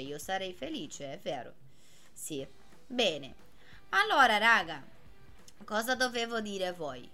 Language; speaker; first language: Italian; non-native, fluent; Portuguese